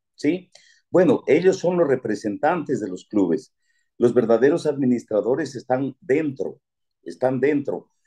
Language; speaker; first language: Spanish; native; Spanish